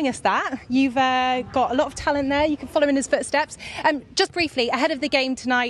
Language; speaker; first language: English; native; English